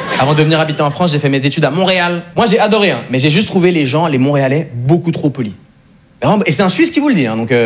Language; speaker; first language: French; native; French